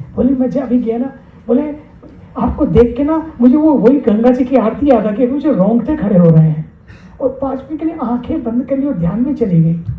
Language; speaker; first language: Hindi; native; Hindi